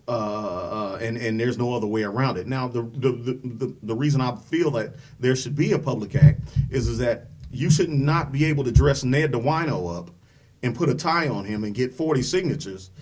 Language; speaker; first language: English; native; English